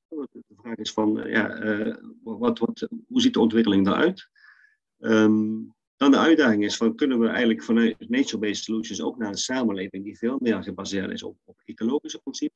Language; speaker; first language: Dutch; native; Dutch